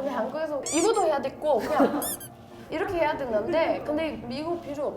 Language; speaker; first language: Korean; non-native, learner; English